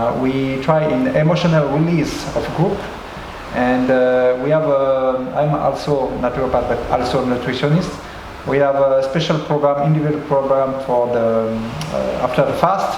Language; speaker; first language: English; non-native, learner; French